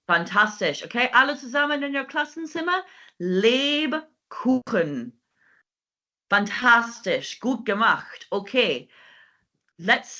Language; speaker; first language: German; non-native, fluent; English